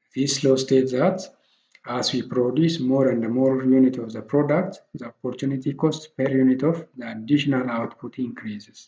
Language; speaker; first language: English; non-native, local second language; Amharic